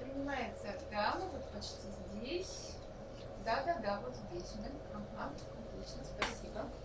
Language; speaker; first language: Russian; native; Russian